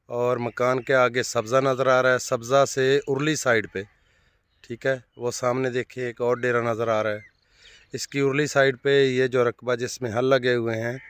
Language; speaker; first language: Urdu; non-native, local second language; Punjabi